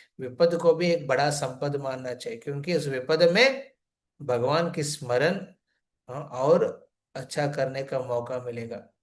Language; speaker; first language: Hindi; non-native, local second language; Telugu